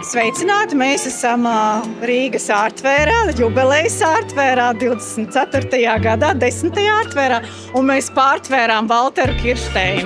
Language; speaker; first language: Latvian; native; Latvian